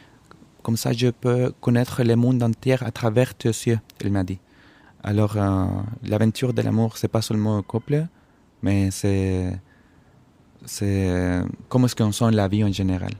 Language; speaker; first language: French; non-native, fluent; Spanish